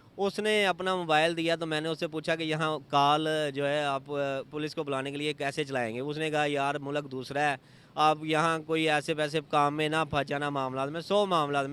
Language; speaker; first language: Urdu; non-native, local second language; Punjabi